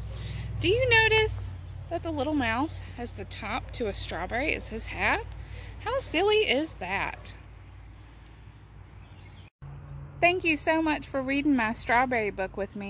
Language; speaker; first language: English; native; English